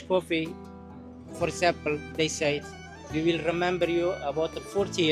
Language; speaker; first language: English; non-native, learner; Turkish